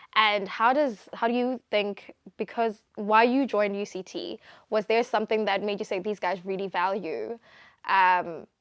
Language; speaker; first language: English; non-native, local second language; Tswana